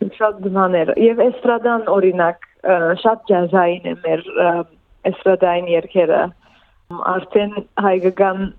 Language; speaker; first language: Armenian; early bilingual, heritage; Armenian